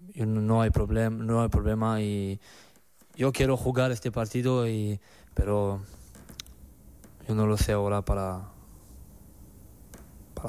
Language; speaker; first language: Spanish; non-native, learner; French